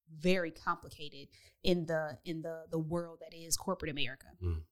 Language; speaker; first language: English; native; English